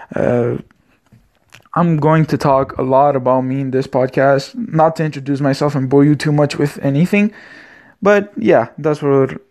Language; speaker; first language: English; non-native, fluent; Romanian